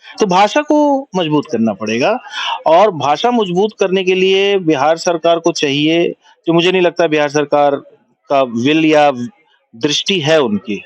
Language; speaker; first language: Hindi; non-native, local second language; Bhojpuri